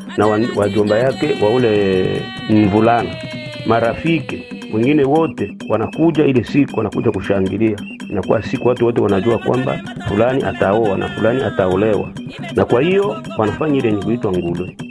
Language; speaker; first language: Swahili; non-native, local second language; Bembe